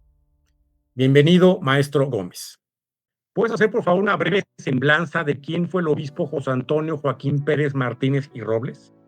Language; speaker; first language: Spanish; native; Spanish